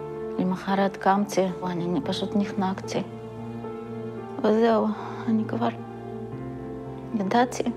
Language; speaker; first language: Hebrew; non-native, fluent; Russian